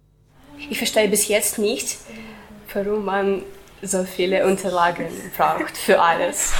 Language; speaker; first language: German; non-native, fluent; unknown